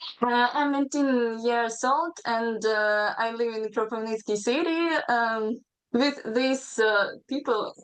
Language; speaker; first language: English; non-native, learner; Ukrainian